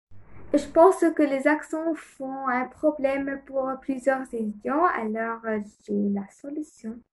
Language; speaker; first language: French; non-native, fluent; Arabic